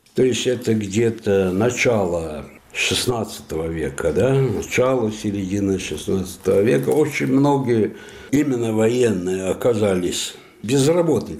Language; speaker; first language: Russian; non-native, fluent; Italian